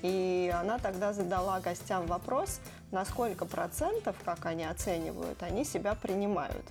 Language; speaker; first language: Russian; native; Russian